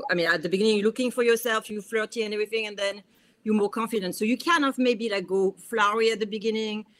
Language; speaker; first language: English; non-native, fluent; French